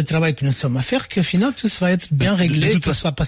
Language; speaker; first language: French; non-native, fluent; Portuguese